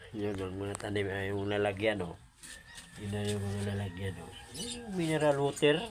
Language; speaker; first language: Filipino; non-native, local second language; Cebuano